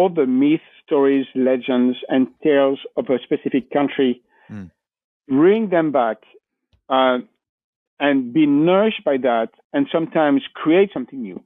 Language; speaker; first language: English; non-native, fluent; French